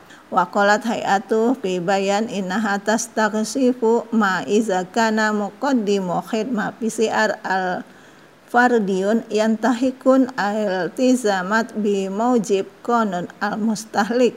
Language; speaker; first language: Arabic; non-native, fluent; Indonesian